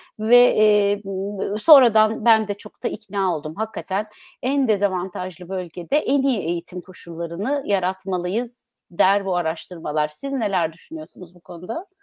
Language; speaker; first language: Turkish; native; Turkish